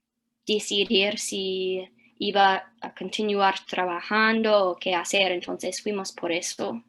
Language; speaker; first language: Spanish; early bilingual, heritage; English